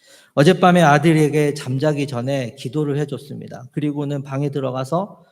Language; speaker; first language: Korean; native; Korean